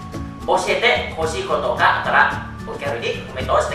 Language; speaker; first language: Japanese; non-native, fluent; Thai